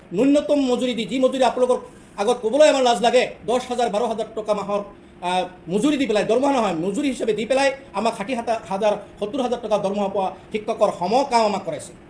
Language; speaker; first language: Assamese; native; Assamese